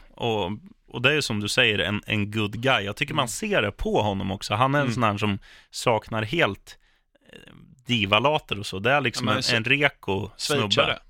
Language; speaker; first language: Swedish; native; Swedish